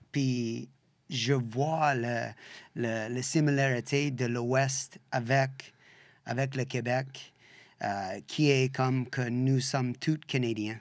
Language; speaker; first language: French; non-native, local second language; English